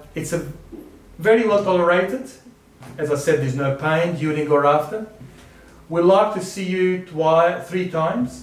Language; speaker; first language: English; non-native, fluent; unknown